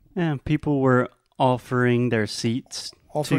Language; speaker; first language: English; non-native, fluent; Portuguese